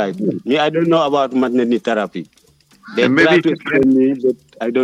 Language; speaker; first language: English; non-native, learner; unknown